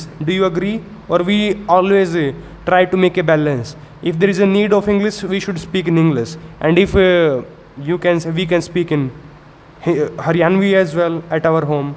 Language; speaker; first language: English; non-native, local second language; Hindi